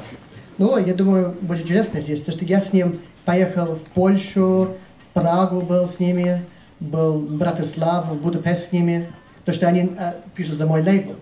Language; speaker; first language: Russian; early bilingual, heritage; English